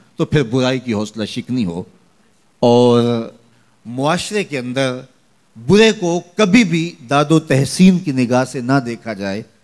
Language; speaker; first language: Urdu; non-native, local second language; Punjabi